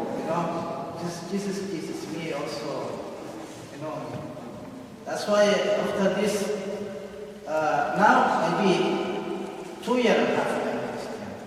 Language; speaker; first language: English; non-native, learner; Somali